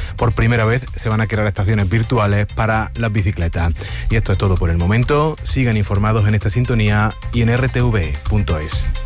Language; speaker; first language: Spanish; native; Spanish